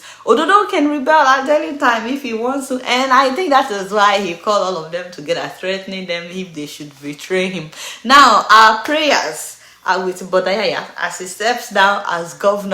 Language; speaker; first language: English; non-native, local second language; Yoruba